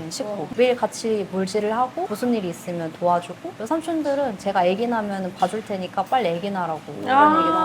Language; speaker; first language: Korean; native; Korean